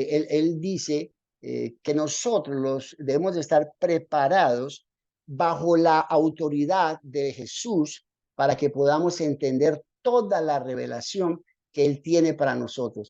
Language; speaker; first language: Spanish; native; Spanish